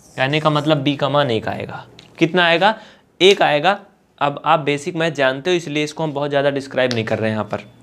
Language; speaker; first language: Hindi; native; Hindi